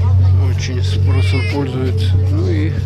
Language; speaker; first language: Russian; native; Russian